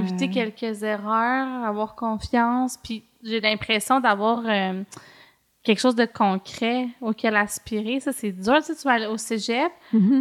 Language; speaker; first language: French; native; French